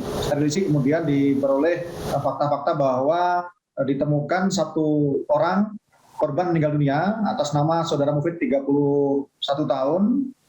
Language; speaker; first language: Indonesian; native; Indonesian